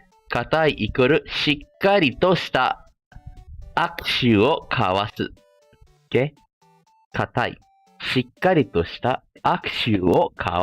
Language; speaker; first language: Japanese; non-native, fluent; Malay